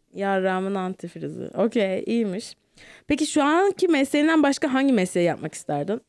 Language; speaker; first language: Turkish; native; Turkish